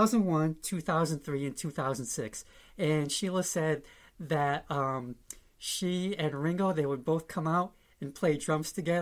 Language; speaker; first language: English; native; English